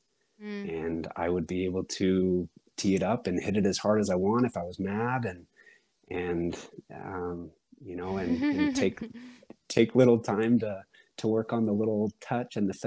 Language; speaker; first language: English; native; English